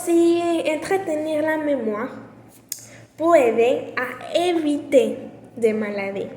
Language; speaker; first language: French; non-native, learner; Spanish